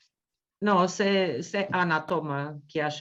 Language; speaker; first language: French; non-native, learner; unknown